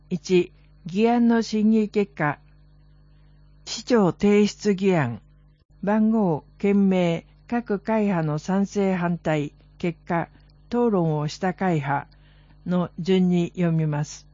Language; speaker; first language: Japanese; native; Japanese